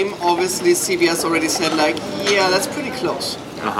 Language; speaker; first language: English; non-native, fluent; German